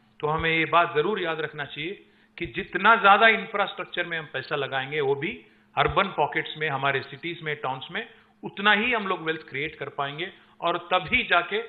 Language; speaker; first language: Hindi; non-native, local second language; Telugu